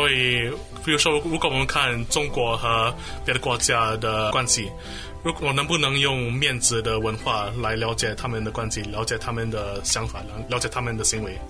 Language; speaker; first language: Chinese; non-native, local second language; English